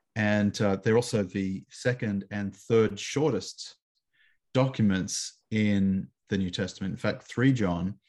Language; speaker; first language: English; native; English